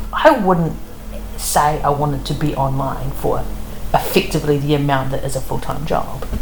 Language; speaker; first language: English; native; English